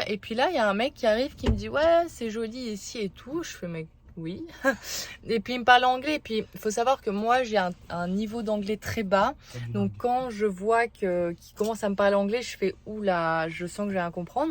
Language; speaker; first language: French; native; French